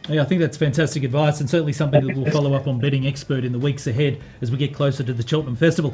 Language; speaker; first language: English; native; English